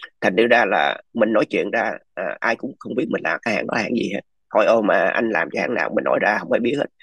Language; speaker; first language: Vietnamese; early bilingual, other home language; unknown